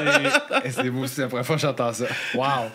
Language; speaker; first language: French; native; French